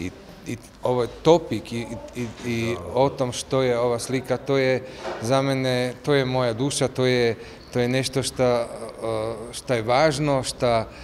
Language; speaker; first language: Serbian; non-native, learner; Slovak